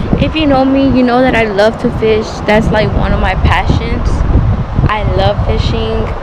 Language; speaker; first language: English; early bilingual, other home language; Spanish